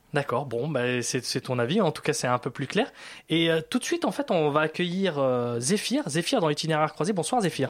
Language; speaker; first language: French; native; French